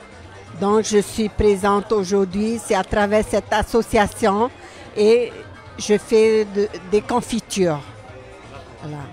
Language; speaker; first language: French; non-native, local second language; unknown